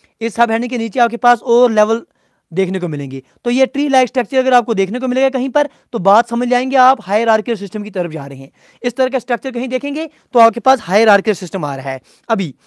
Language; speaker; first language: Hindi; non-native, local second language; Punjabi